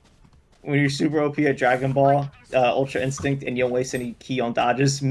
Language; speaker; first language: English; native; English